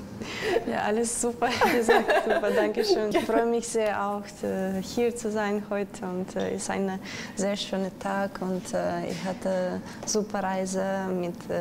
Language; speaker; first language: German; non-native, learner; Russian